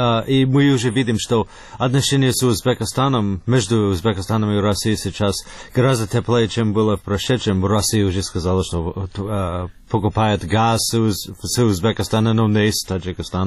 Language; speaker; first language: Russian; non-native, fluent; English